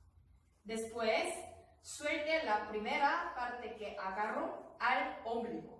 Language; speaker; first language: Spanish; non-native, learner; Korean